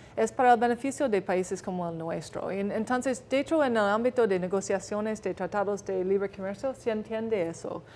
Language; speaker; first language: Spanish; non-native, fluent; English